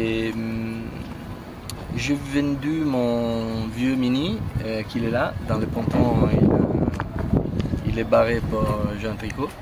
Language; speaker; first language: French; non-native, fluent; Italian